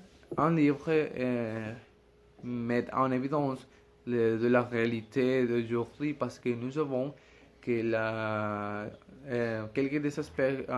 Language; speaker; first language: French; non-native, learner; Spanish